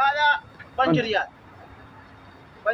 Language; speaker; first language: Arabic; native; Arabic